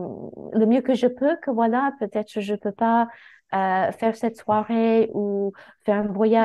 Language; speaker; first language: French; non-native, fluent; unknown